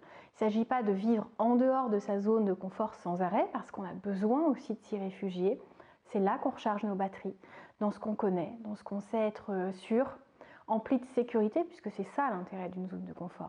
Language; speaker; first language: French; native; French